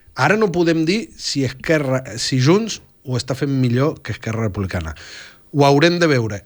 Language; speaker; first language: Catalan; native; Catalan